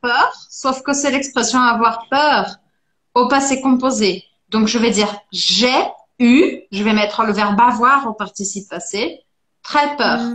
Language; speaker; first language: French; non-native, fluent; Portuguese